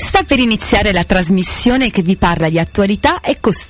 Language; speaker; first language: Italian; native; Italian